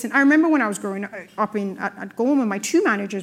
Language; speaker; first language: English; non-native, local second language; Yoruba